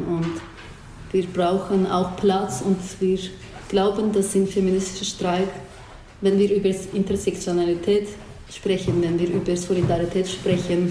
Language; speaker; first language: German; non-native, learner; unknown